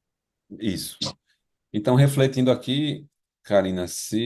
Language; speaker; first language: Portuguese; native; Portuguese